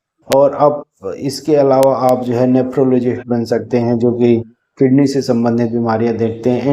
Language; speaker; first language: Hindi; native; Hindi